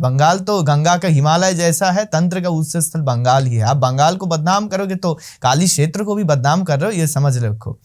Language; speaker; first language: Hindi; non-native, local second language; Bangla